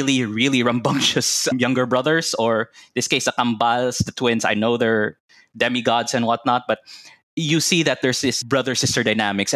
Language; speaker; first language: English; non-native, local second language; Cebuano